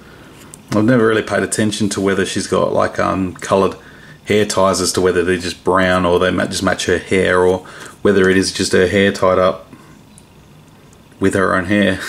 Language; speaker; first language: English; native; English